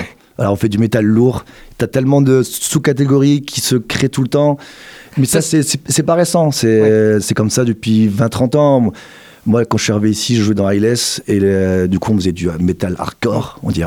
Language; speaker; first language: French; native; French